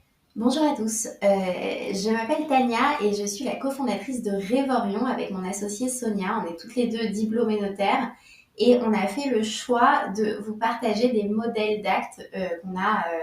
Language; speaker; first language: French; native; French